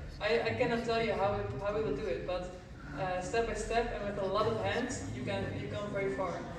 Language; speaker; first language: English; non-native, fluent; Dutch